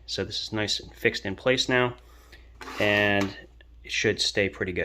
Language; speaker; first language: English; native; English